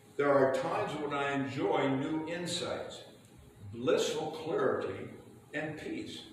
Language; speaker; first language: English; native; English